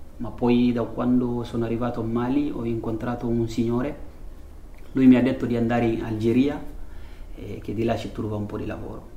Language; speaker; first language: Italian; non-native, learner; Fula